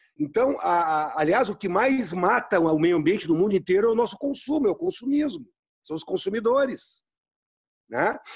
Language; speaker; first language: Portuguese; native; Portuguese